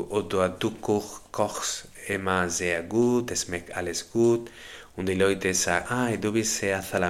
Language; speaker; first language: German; non-native, learner; Spanish